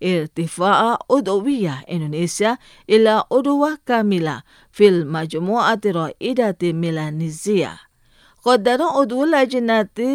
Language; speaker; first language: Arabic; non-native, fluent; Indonesian